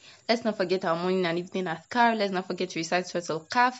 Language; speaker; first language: English; non-native, local second language; Yoruba